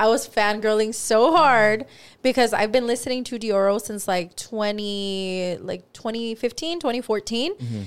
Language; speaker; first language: English; early bilingual, other home language; Spanish